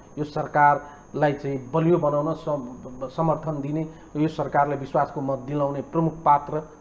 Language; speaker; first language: Nepali; native; Nepali